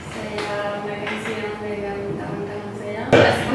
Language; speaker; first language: Indonesian; non-native, learner; French